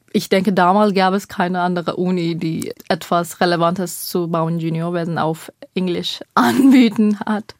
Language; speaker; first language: German; non-native, fluent; Persian